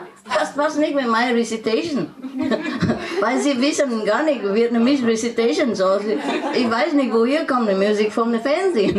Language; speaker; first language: German; non-native, learner; Vietnamese